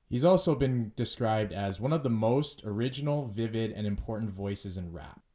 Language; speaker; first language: English; native; English